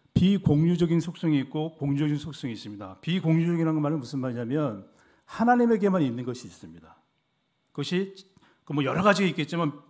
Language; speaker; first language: Korean; native; Korean